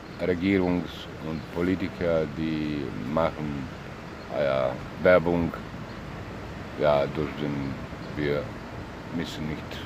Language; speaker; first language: German; non-native, learner; Bosnian